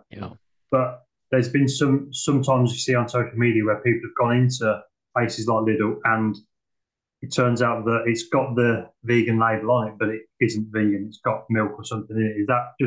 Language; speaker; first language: English; native; English